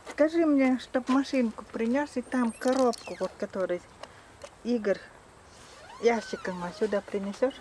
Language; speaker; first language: Russian; native; Russian